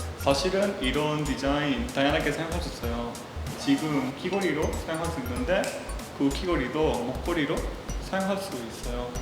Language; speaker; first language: Korean; non-native, learner; Spanish